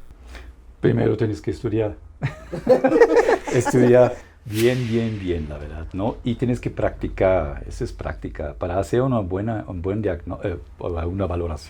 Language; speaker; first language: Spanish; non-native, fluent; German